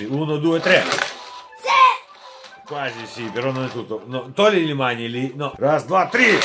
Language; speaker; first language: Italian; non-native, fluent; Russian